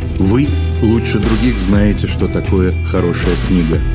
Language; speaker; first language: Russian; native; Russian